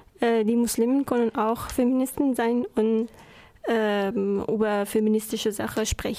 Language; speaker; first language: German; non-native, learner; Persian